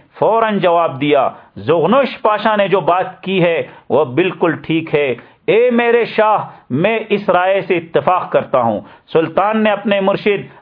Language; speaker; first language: Urdu; native; Urdu